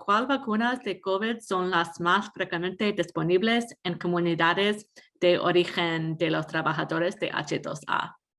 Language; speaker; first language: Spanish; non-native, fluent; English